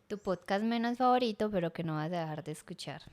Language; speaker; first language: Spanish; native; Spanish